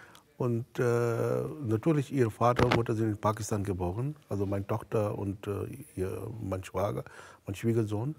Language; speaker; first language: German; non-native, fluent; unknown